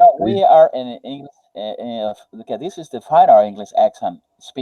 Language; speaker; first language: English; non-native, learner; Spanish